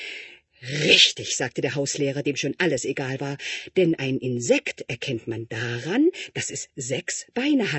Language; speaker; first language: German; native; German